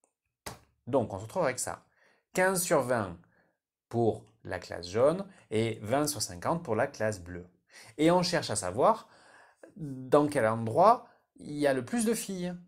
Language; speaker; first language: French; native; French